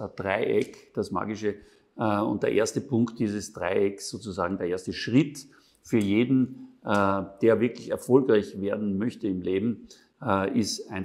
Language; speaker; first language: German; native; German